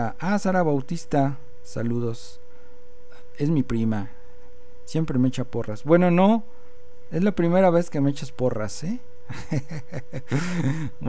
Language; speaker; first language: Spanish; native; Spanish